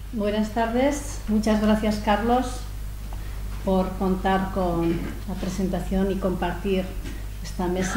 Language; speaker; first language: Spanish; native; Spanish